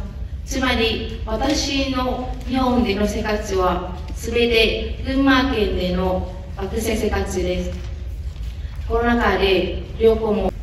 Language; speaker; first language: Japanese; non-native, fluent; Vietnamese